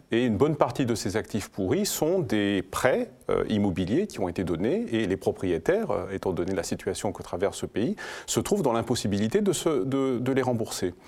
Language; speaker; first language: French; non-native, fluent; Greek